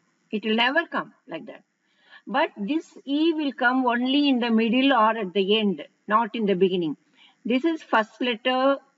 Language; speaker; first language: English; non-native, local second language; Tamil